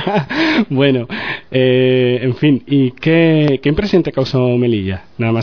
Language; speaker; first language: Spanish; native; Spanish